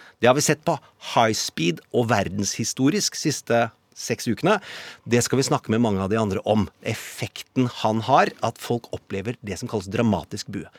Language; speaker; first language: Norwegian; native; Norwegian